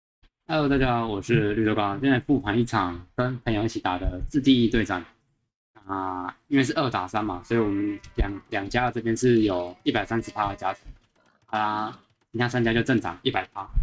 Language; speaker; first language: Chinese; native; Chinese